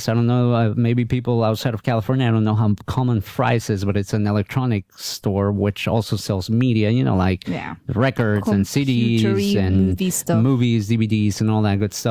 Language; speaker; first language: English; native; English